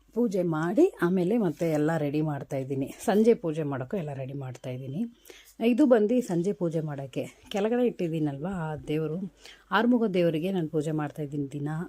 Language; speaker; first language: Kannada; non-native, local second language; Tamil